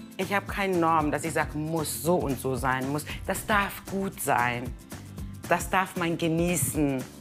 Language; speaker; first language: German; non-native, fluent; Kurdish